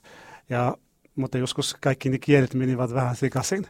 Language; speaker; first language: Finnish; non-native, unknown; Arabic